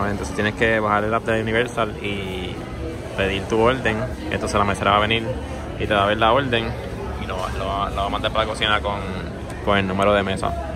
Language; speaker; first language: Spanish; early bilingual, heritage; Spanish